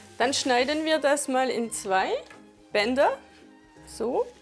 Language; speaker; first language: German; non-native, local second language; Swiss German